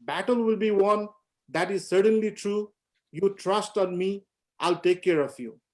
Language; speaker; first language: English; non-native, local second language; Nepali